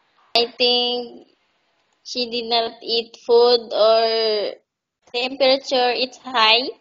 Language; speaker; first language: English; non-native, learner; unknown